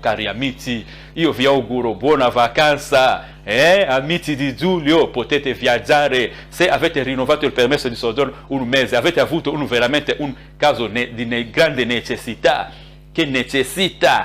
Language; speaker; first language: Italian; non-native, fluent; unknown